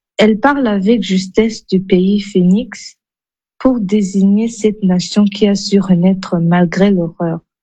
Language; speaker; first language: French; non-native, local second language; Kinyarwanda